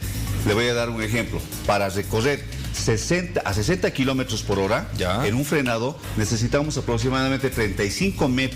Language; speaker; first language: Spanish; native; Spanish